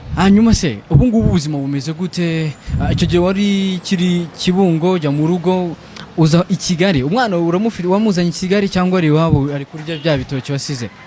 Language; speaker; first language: Kinyarwanda; native; Kinyarwanda